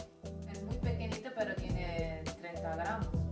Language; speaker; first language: Spanish; non-native, fluent; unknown